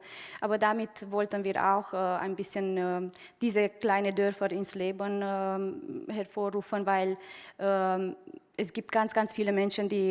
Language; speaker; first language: German; non-native, fluent; Romanian